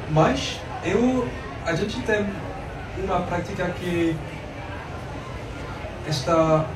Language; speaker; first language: Portuguese; non-native, learner; French